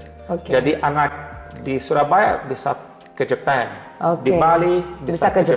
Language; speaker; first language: Indonesian; non-native, learner; Portuguese